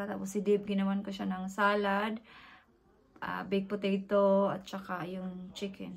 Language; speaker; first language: Filipino; native; Filipino